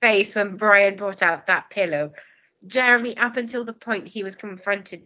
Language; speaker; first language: English; non-native, local second language; Welsh